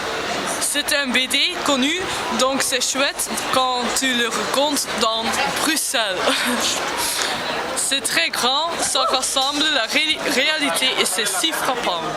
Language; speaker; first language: French; non-native, learner; Dutch